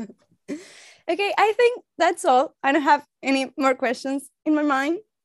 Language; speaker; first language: English; non-native, learner; Spanish